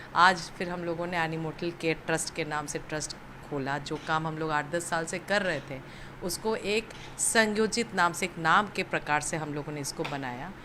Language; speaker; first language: Hindi; native; Hindi